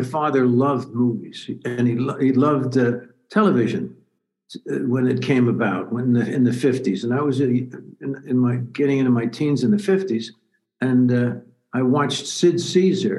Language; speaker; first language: English; native; English